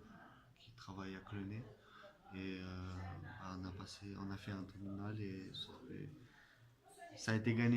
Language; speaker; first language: French; non-native, fluent; Chechen